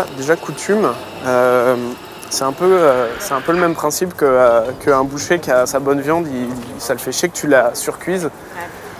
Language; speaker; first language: French; native; French